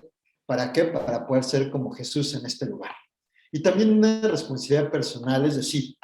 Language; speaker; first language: Spanish; native; Spanish